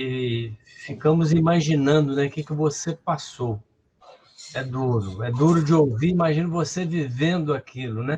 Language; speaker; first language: Portuguese; native; Portuguese